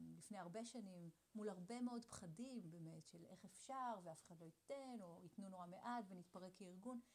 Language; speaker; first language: Hebrew; native; Hebrew